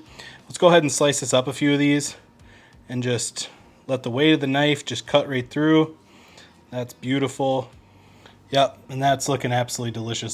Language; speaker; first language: English; native; English